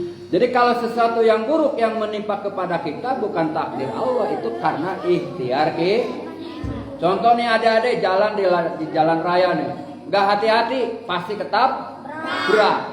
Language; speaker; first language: Indonesian; non-native, local second language; Sundanese